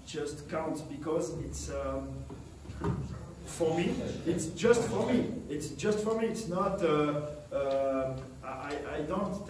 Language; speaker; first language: English; non-native, learner; French